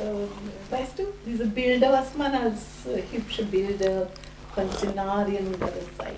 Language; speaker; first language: German; non-native, fluent; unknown